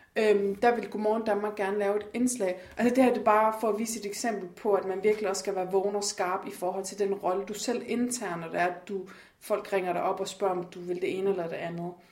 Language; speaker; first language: Danish; native; Danish